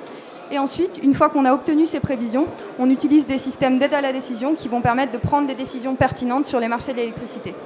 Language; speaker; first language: French; native; French